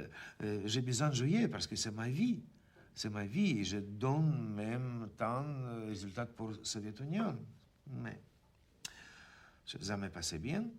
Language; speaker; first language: French; non-native, learner; Russian